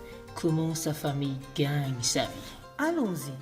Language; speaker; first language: French; non-native, local second language; Malagasy